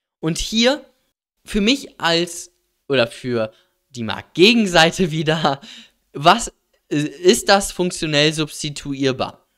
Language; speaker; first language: German; native; German